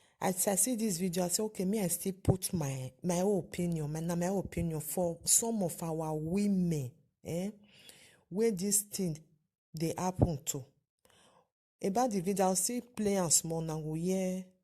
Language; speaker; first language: Nigerian Pidgin; native; Nigerian Pidgin